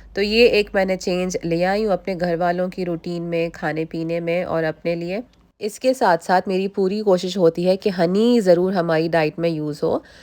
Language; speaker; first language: Urdu; native; Urdu